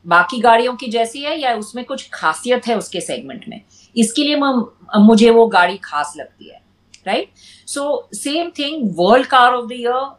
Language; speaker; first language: Hindi; non-native, local second language; English